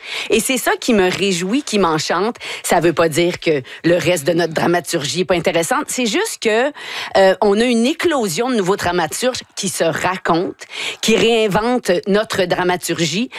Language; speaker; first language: French; native; French